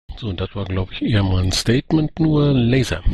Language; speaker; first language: German; native; German